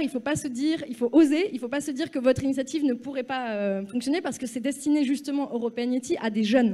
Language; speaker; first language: French; native; French